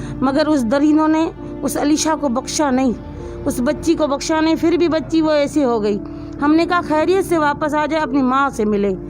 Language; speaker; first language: Urdu; non-native, local second language; Sindhi